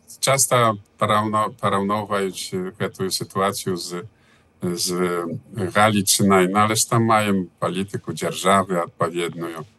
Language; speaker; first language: Belarusian; early bilingual, heritage; Belarusian